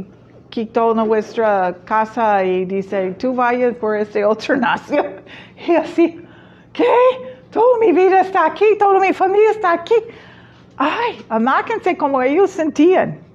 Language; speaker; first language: Spanish; non-native, fluent; English